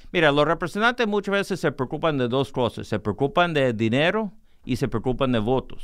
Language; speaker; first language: Spanish; early bilingual, heritage; English